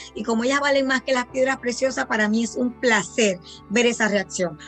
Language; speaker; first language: Spanish; native; Spanish